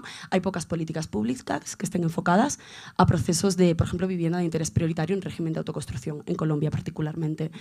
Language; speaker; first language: Spanish; native; Spanish